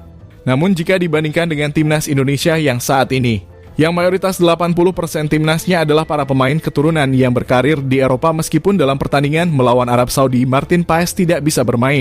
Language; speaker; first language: Indonesian; native; Indonesian